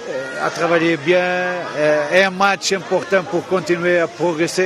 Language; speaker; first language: French; non-native, fluent; Portuguese